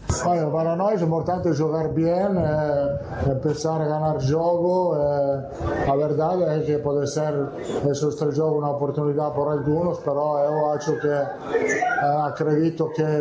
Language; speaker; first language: Portuguese; non-native, learner; Italian